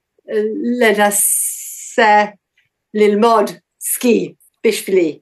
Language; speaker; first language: Hebrew; non-native, learner; English